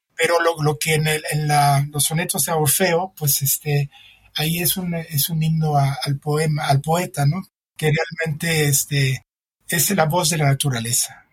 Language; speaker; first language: Spanish; non-native, fluent; French